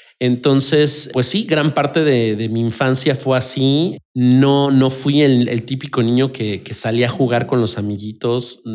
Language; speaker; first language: Spanish; native; Spanish